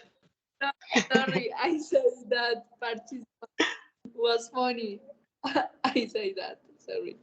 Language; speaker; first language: English; non-native, learner; Spanish